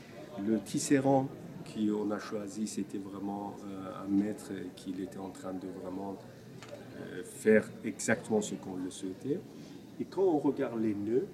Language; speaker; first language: French; non-native, fluent; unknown